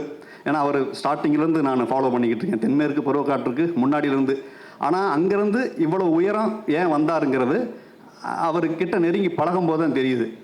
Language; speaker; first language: Tamil; native; Tamil